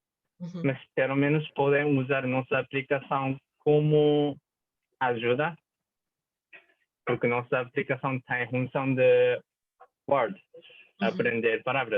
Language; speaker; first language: Portuguese; non-native, fluent; Japanese